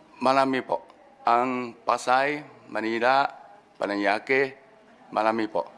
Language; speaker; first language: Filipino; non-native, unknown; Min Nan Chinese